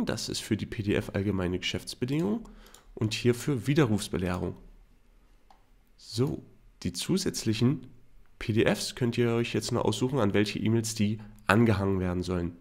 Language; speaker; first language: German; native; German